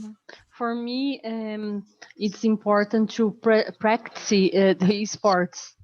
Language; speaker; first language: English; non-native, learner; Portuguese